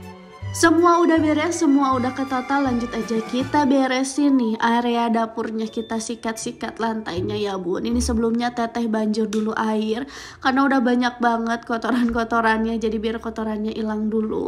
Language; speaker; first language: Indonesian; non-native, local second language; Sundanese